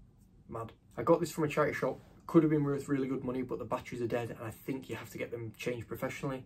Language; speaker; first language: English; native; English